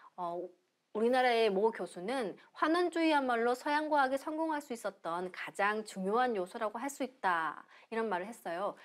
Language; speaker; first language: Korean; native; Korean